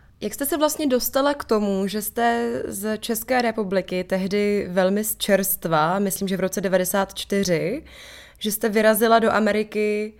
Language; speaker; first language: Czech; native; Czech